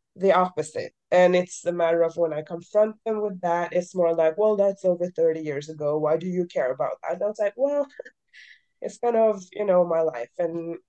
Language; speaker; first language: English; early bilingual, other home language; Norwegian